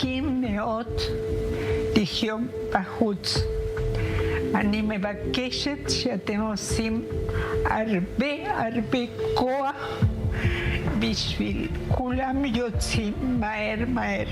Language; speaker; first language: Hebrew; non-native, learner; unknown